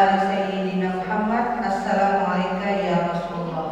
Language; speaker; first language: Indonesian; native; Indonesian